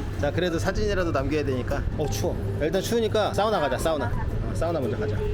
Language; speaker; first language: Korean; native; Korean